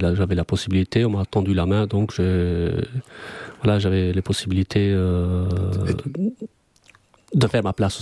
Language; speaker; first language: French; non-native, fluent; Albanian